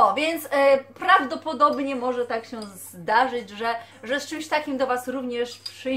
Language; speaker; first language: Polish; native; Polish